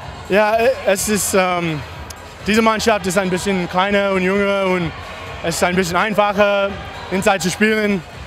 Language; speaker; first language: German; non-native, learner; English